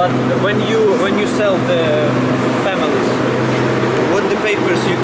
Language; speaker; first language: English; non-native, learner; Ukrainian